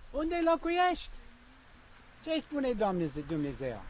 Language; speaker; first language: Romanian; non-native, learner; English